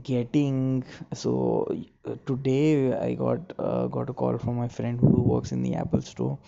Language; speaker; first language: English; non-native, local second language; Marathi